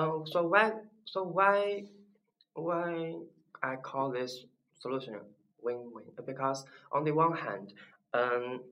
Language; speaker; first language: English; non-native, learner; Chinese